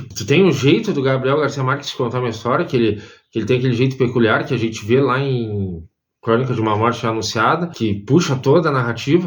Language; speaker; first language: Portuguese; native; Portuguese